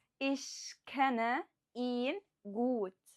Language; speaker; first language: German; non-native, fluent; Arabic